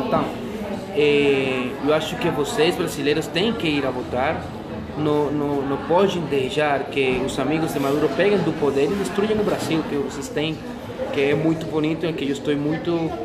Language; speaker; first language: Portuguese; non-native, fluent; Spanish